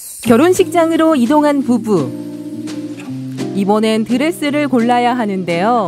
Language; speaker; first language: Korean; native; Korean